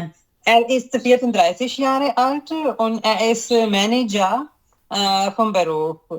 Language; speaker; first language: German; non-native, learner; Urdu